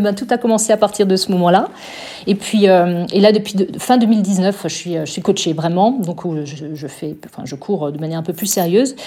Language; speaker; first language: French; native; French